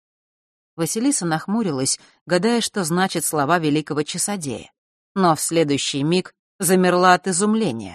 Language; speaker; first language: Russian; native; Russian